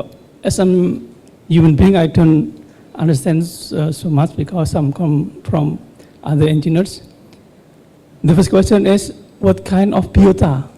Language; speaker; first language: English; non-native, learner; Indonesian